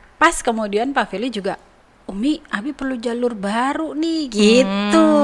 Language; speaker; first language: Indonesian; native; Indonesian